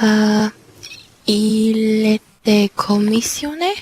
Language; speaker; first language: French; non-native, learner; English